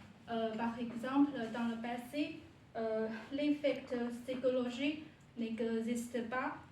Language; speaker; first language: French; non-native, learner; Chinese